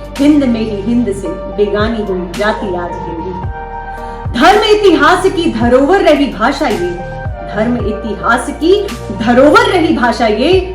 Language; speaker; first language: Hindi; native; Hindi